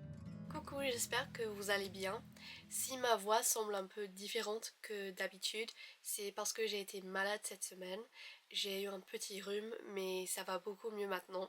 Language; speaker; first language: French; non-native, fluent; English